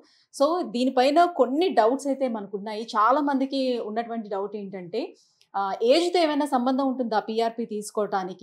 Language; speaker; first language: Telugu; native; Telugu